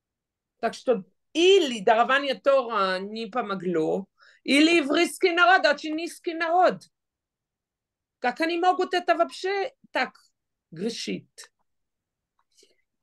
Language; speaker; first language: Russian; non-native, fluent; Hebrew